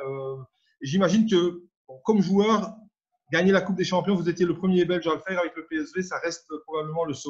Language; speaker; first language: French; native; French